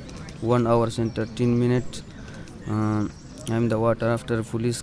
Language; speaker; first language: English; non-native, learner; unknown